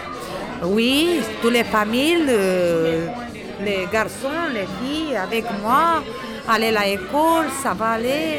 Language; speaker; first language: French; non-native, learner; Romanian